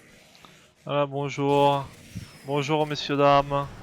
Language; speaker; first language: French; native; French